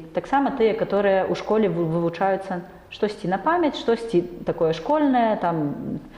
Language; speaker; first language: Belarusian; non-native, local second language; Russian